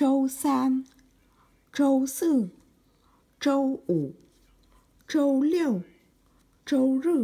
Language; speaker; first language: Chinese; non-native, learner; Vietnamese